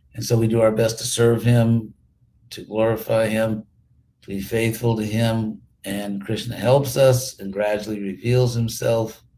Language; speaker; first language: English; native; English